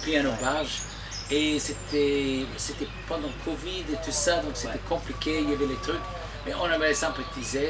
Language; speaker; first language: French; non-native, fluent; English